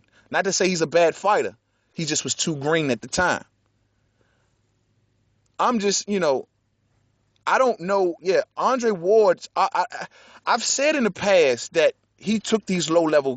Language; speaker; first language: English; native; English